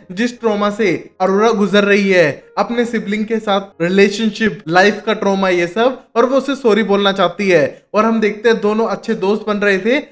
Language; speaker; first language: Hindi; native; Hindi